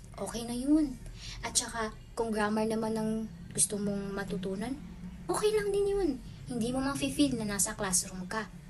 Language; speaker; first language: Filipino; non-native, local second language; Waray